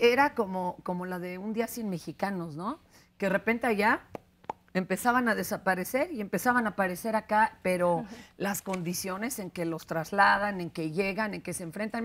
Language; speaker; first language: Spanish; native; Spanish